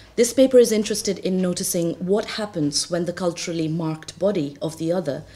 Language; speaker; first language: English; non-native, local second language; Bangla